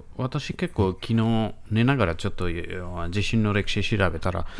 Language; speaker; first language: Japanese; non-native, learner; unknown